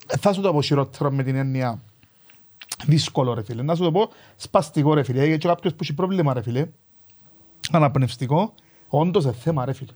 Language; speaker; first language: Greek; native; Greek